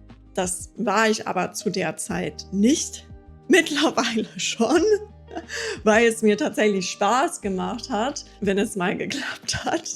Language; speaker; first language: German; non-native, fluent; English